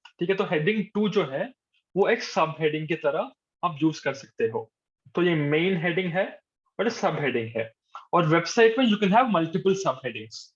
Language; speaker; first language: Hindi; non-native, local second language; Telugu